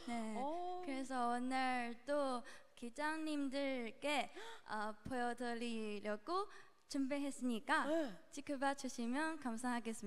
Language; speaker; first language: Korean; non-native, learner; Chinese